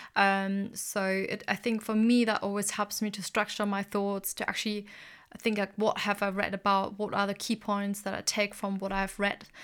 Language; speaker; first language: English; non-native, fluent; German